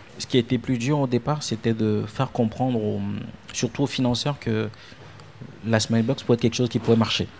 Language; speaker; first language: French; non-native, local second language; Ewe